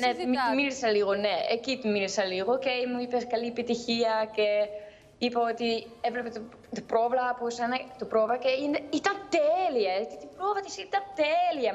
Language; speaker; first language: Greek; early bilingual, heritage; Greek